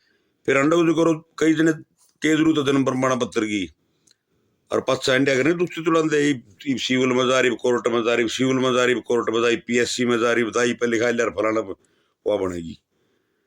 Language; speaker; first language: Hindi; native; Hindi